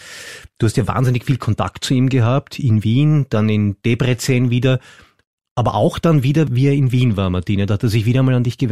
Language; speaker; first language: German; native; German